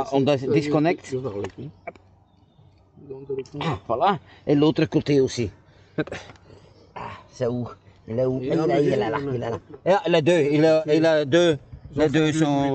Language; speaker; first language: French; non-native, local second language; Dutch